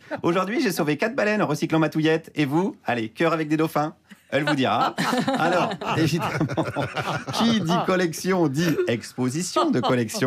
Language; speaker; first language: French; native; French